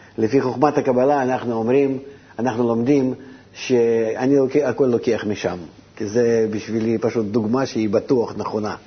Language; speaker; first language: Hebrew; non-native, fluent; Russian